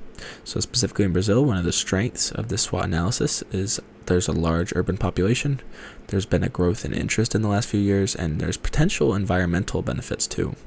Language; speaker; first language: English; native; English